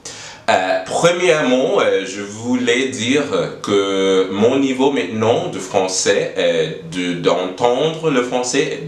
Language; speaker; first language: French; non-native, learner; English